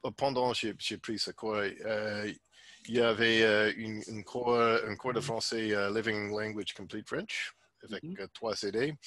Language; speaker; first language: French; non-native, learner; English